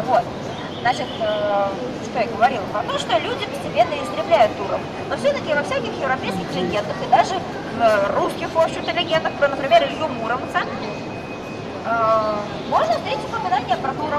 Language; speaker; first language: Russian; native; Russian